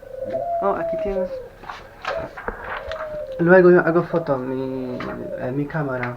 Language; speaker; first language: Spanish; non-native, learner; Polish